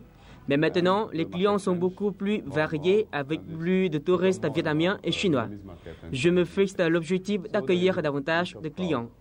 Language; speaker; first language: French; non-native, fluent; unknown